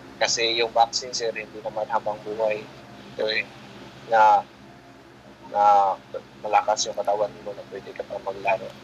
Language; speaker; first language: Filipino; non-native, local second language; Hiligaynon